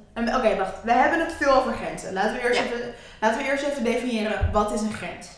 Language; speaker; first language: Dutch; native; Dutch